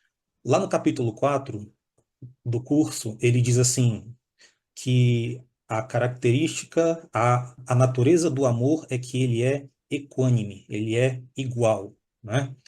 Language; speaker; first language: Portuguese; native; Portuguese